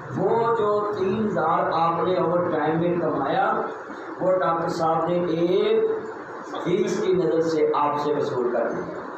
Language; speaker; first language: Urdu; non-native, local second language; Punjabi